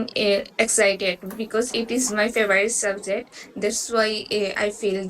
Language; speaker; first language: English; non-native, learner; Bangla